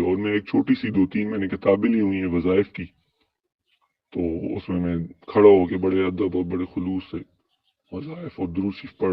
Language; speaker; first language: Urdu; native; Urdu